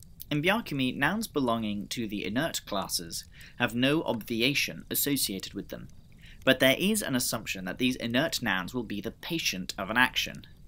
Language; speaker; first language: English; native; English